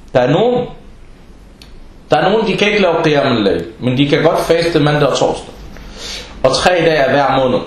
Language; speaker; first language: Danish; non-native, fluent; Arabic